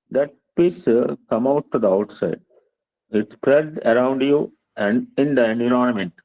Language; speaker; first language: English; non-native, local second language; Telugu